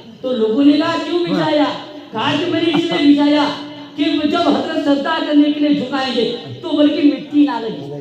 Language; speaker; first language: Urdu; native; Urdu